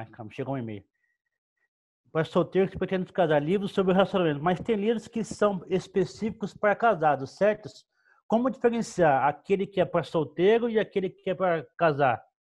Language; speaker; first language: Portuguese; native; Portuguese